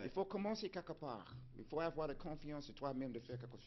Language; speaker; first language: French; non-native, fluent; English